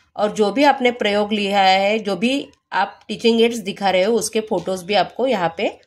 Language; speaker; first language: Hindi; non-native, local second language; Marathi